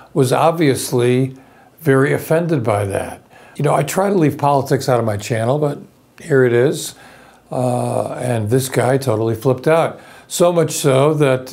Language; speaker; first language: English; native; English